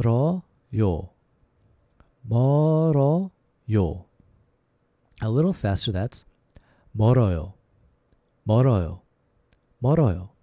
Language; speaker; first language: Korean; non-native, fluent; English